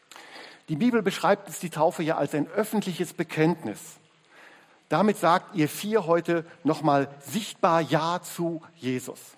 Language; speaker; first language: German; native; German